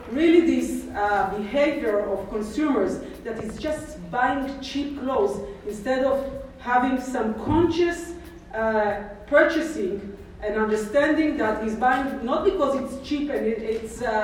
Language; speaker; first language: English; non-native, fluent; Hebrew